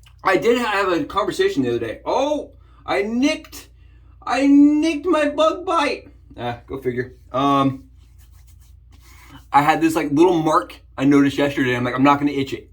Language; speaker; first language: English; native; English